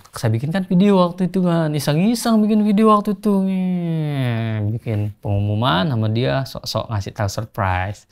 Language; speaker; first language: Indonesian; non-native, local second language; Sasak